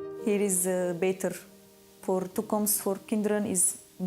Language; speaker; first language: Dutch; non-native, learner; Arabic